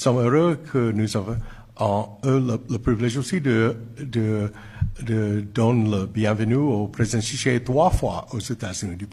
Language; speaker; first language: French; non-native, fluent; English